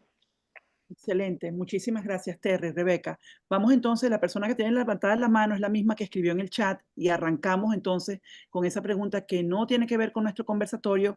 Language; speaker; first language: Spanish; native; Spanish